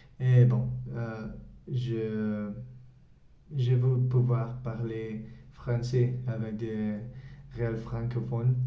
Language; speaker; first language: French; non-native, learner; Spanish